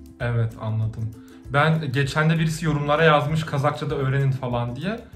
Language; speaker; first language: Turkish; native; Turkish